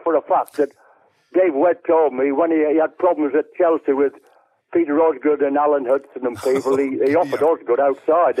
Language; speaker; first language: English; native; English